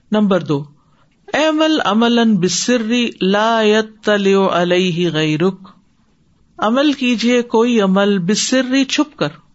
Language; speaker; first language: Urdu; native; Urdu